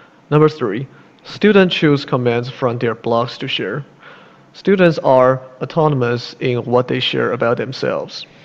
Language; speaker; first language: English; non-native, fluent; Chinese